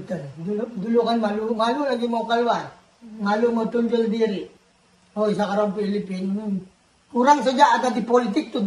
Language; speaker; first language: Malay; non-native, local second language; Filipino